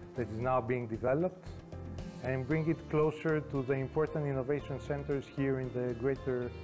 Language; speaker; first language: English; non-native, fluent; Greek